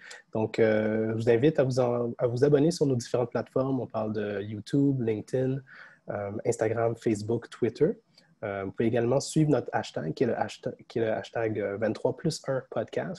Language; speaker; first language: French; native; French